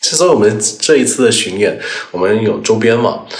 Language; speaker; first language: Chinese; non-native, local second language; Cantonese